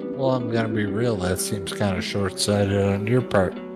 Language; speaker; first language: English; native; English